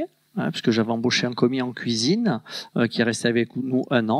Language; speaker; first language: French; native; French